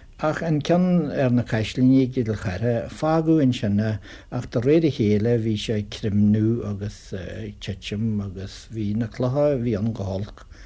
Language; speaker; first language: Irish; native; Irish